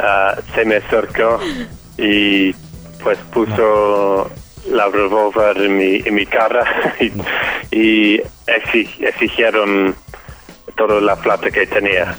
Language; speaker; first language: Spanish; non-native, fluent; English